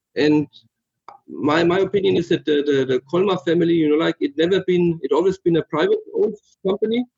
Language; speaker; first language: English; non-native, fluent; German